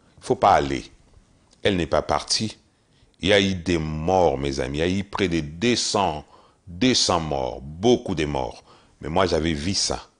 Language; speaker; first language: French; non-native, local second language; Lingala